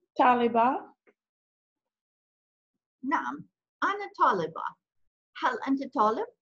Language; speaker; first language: Arabic; non-native, fluent; English